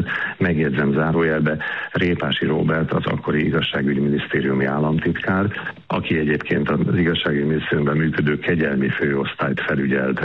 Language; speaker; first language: Hungarian; native; Hungarian